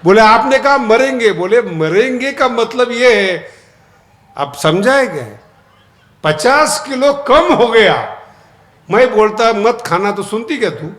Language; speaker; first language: Hindi; non-native, local second language; Marathi